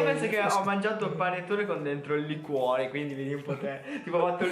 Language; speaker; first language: Italian; native; Italian